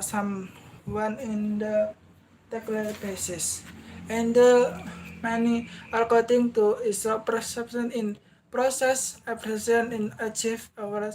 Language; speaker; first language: English; non-native, learner; Indonesian